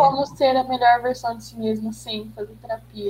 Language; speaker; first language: Portuguese; native; Portuguese